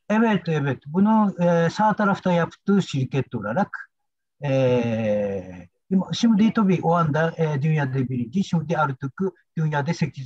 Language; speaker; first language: Turkish; non-native, learner; Japanese